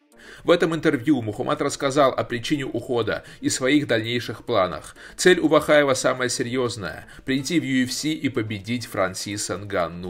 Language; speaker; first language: Russian; native; Russian